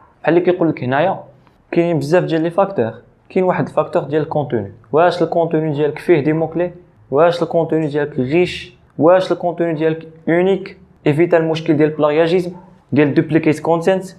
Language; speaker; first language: Arabic; native; Arabic